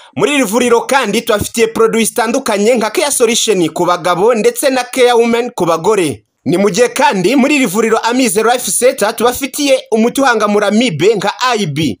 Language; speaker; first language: Kinyarwanda; native; Kinyarwanda